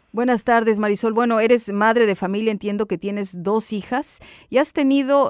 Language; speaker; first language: Spanish; native; Spanish